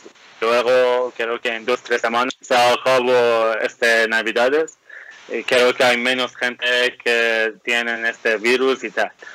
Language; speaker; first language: Spanish; non-native, fluent; Persian